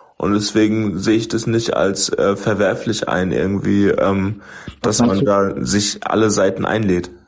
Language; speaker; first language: German; native; German